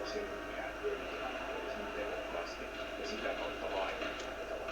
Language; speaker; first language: Finnish; native; Finnish